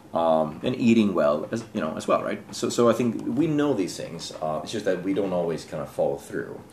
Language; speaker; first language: English; non-native, fluent; Swedish